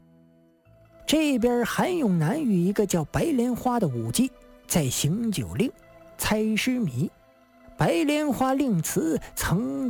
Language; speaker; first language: Chinese; native; Chinese